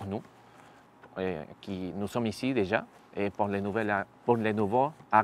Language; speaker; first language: French; non-native, learner; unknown